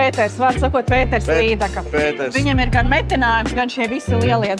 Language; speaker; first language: Latvian; native; Latvian